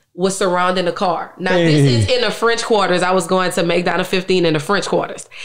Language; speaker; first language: English; native; English